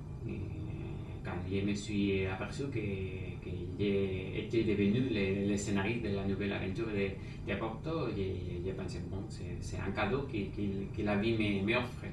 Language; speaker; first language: French; non-native, fluent; Spanish